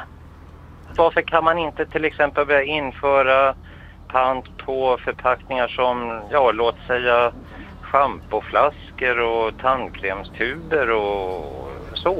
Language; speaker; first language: Swedish; native; Swedish